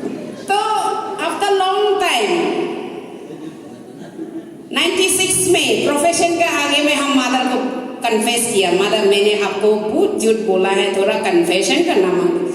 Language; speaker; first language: Hindi; non-native, local second language; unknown